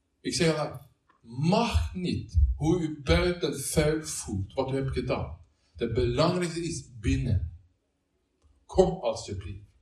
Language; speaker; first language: Dutch; non-native, learner; Norwegian